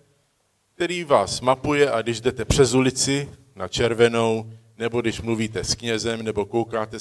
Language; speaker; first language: Czech; early bilingual, heritage; Czech